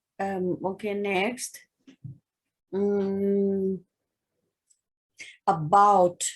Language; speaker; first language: English; non-native, fluent; Thai